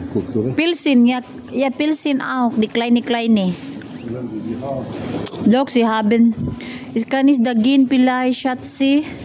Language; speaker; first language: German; non-native, learner; Cebuano